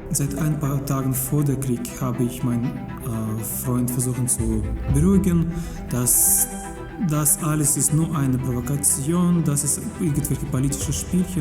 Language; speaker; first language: German; non-native, fluent; Russian